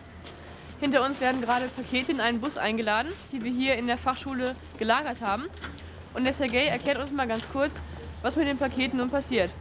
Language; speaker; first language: German; native; German